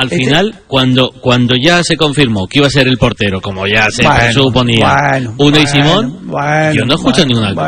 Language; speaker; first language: Spanish; native; Spanish